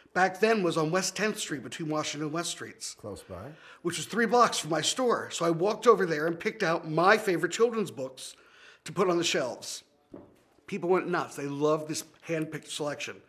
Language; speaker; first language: English; native; English